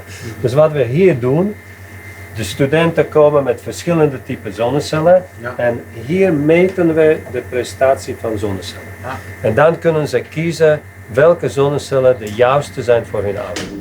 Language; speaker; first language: Dutch; non-native, fluent; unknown